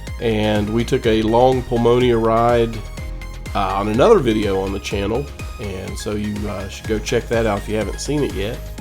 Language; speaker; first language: English; native; English